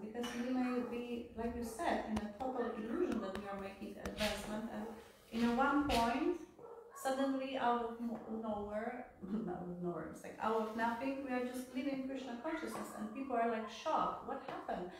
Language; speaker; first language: English; non-native, fluent; Polish